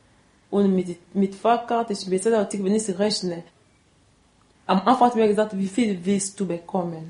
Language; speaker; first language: German; non-native, learner; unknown